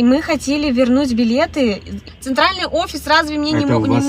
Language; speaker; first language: Russian; native; Russian